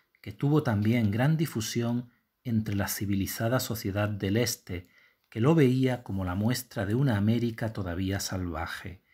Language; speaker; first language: Spanish; native; Spanish